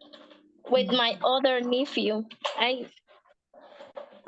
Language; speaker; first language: English; non-native, learner; Spanish